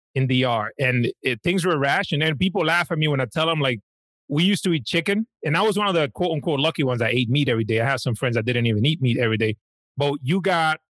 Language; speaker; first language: English; early bilingual, other home language; Spanish